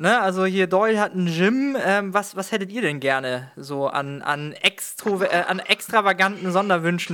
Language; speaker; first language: German; native; German